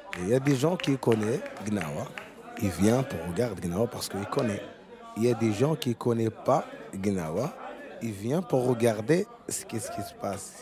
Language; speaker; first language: French; non-native, learner; Arabic